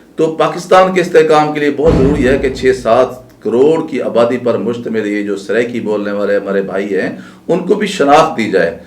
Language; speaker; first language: Urdu; non-native, local second language; Saraiki